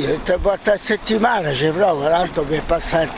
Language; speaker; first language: Italian; native; Italian